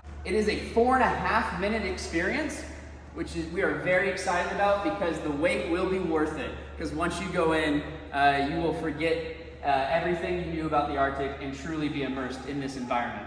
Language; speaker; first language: English; native; English